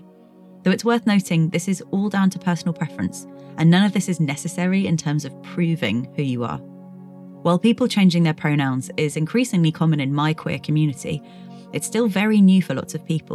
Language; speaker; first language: English; native; English